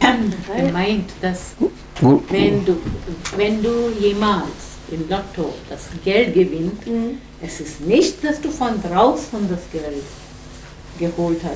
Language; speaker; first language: German; non-native, fluent; Gujarati